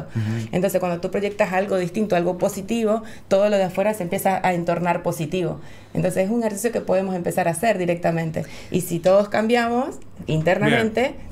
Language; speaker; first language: Spanish; native; Spanish